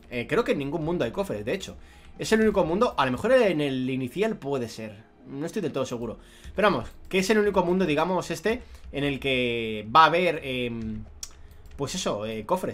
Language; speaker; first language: Spanish; native; Spanish